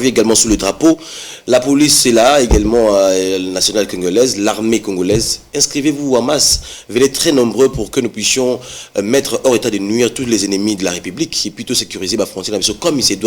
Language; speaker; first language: French; non-native, local second language; Lingala